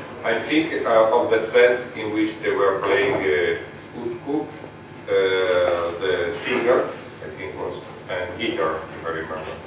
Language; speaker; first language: English; non-native, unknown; Italian